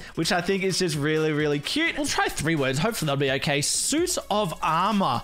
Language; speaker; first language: English; native; English